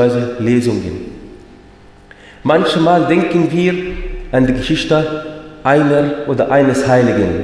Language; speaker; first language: German; non-native, fluent; Arabic